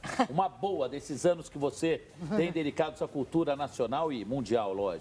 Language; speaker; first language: Portuguese; native; Portuguese